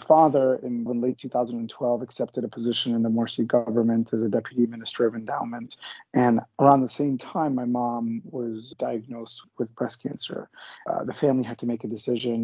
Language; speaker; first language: English; native; English